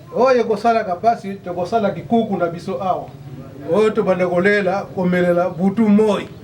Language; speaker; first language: Lingala; non-native, local second language; Kongo